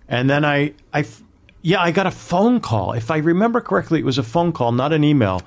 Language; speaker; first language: English; native; English